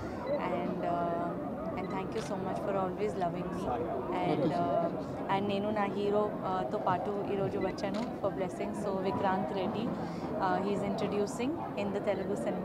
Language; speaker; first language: Telugu; non-native, learner; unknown